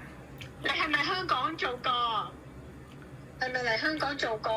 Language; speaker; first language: Chinese; non-native, learner; Indonesian